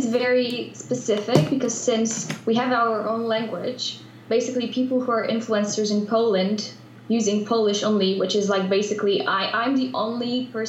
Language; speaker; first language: English; non-native, fluent; Polish